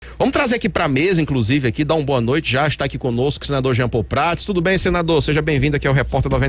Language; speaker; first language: Portuguese; native; Portuguese